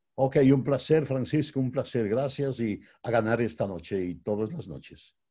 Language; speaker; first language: Spanish; native; Spanish